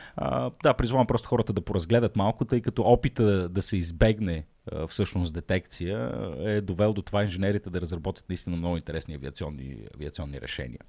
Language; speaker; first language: Bulgarian; native; Bulgarian